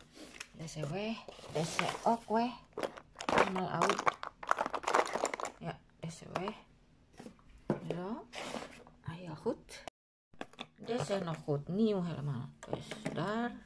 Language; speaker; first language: Dutch; non-native, learner; Indonesian